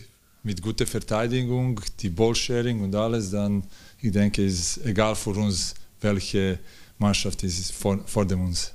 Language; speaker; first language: German; non-native, learner; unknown